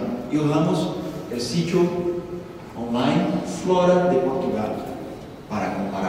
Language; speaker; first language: Spanish; non-native, learner; Portuguese